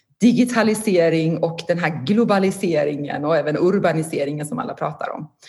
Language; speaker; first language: Swedish; non-native, fluent; Persian